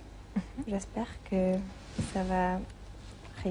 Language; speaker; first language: French; non-native, learner; Hungarian